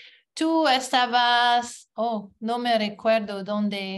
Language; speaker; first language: Spanish; non-native, learner; English